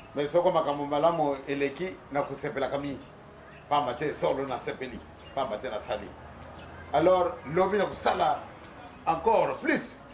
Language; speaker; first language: Lingala; non-native, local second language; Kongo